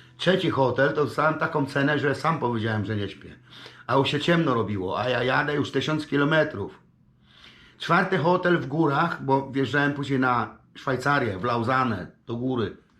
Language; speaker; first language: Polish; native; Polish